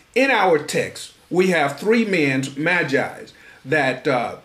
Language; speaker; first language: English; native; English